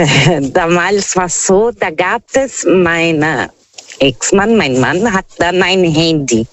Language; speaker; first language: German; non-native, learner; Portuguese